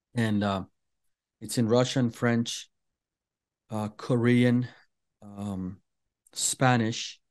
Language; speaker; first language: English; non-native, fluent; Persian